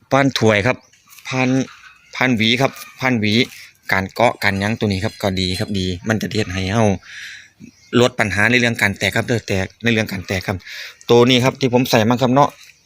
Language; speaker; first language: Thai; native; Thai